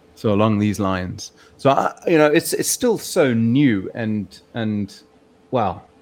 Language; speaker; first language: English; native; English